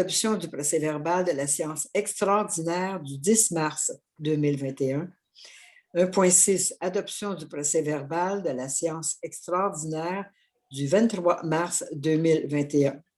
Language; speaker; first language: French; native; French